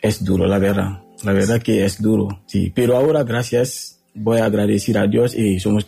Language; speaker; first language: Spanish; non-native, learner; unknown